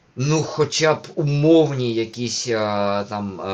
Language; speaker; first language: Ukrainian; non-native, local second language; Russian